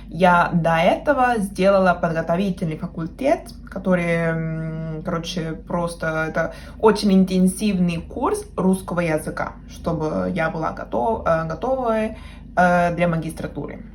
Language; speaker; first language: Russian; non-native, fluent; Spanish